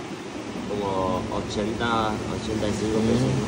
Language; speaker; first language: Spanish; non-native, learner; Chinese